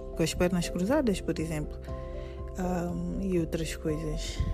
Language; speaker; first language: Portuguese; native; Portuguese